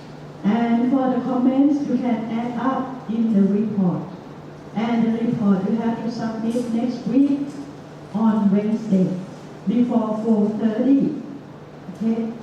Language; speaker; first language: English; non-native, fluent; Thai